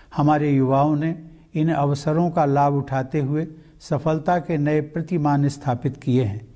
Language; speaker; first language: Hindi; native; Hindi